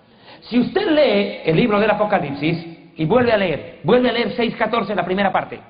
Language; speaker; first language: Spanish; native; Spanish